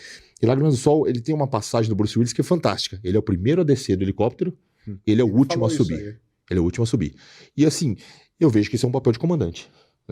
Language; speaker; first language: Portuguese; native; Portuguese